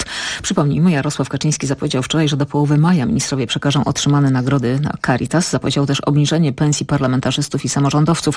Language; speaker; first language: Polish; native; Polish